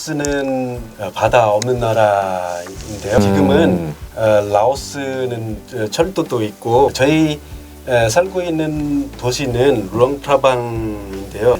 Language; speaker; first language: Korean; non-native, learner; Lao